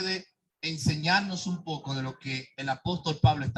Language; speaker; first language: Spanish; native; Spanish